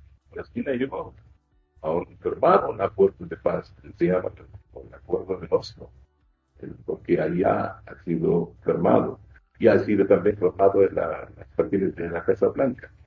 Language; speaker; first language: Spanish; non-native, fluent; Arabic